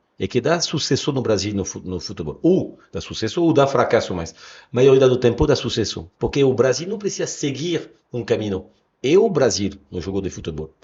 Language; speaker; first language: Portuguese; non-native, fluent; French